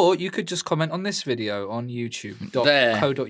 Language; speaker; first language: English; native; English